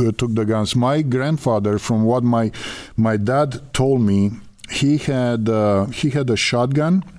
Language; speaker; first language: English; non-native, fluent; Romanian